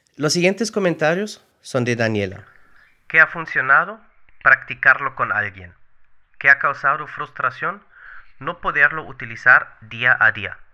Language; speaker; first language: Spanish; non-native, fluent; German